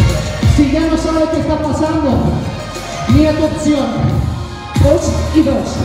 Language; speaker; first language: Spanish; native; Spanish